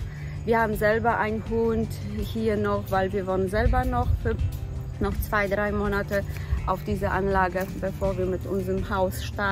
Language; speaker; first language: German; non-native, fluent; Polish